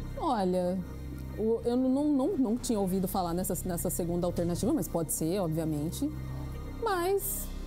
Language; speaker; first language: Portuguese; native; Portuguese